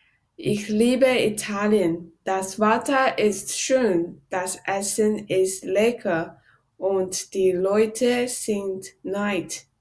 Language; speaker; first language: German; non-native, learner; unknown